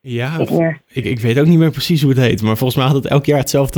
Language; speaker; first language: Dutch; native; Dutch